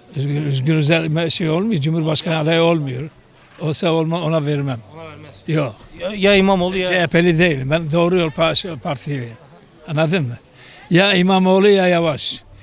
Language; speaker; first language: Turkish; native; Turkish